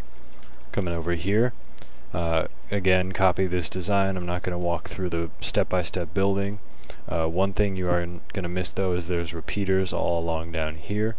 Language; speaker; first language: English; native; English